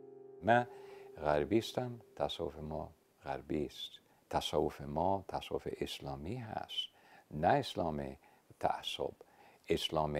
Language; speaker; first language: Persian; non-native, fluent; English